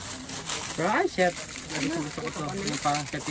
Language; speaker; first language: Filipino; non-native, local second language; Cebuano